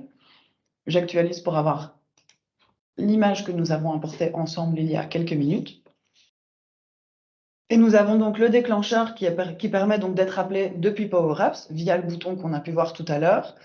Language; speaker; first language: French; native; French